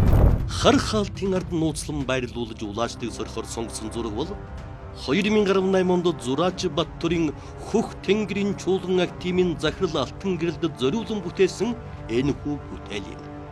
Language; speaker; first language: Mongolian; native; Mongolian